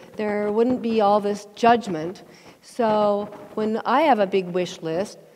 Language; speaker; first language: English; native; English